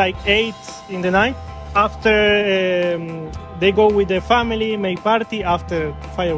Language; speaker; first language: English; non-native, learner; Spanish